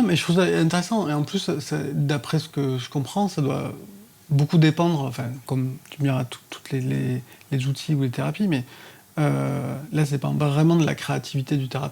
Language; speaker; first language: French; native; French